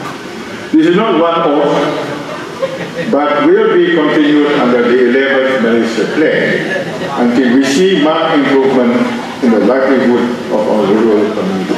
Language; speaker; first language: English; non-native, local second language; Malay